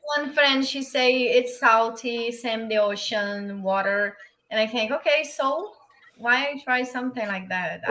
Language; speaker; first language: English; non-native, learner; Portuguese